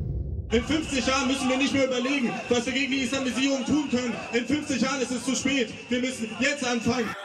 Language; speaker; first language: German; non-native, learner; Dutch